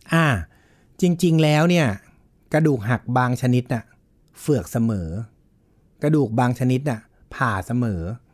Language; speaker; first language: Thai; native; Thai